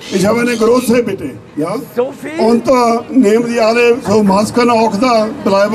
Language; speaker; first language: German; non-native, learner; Punjabi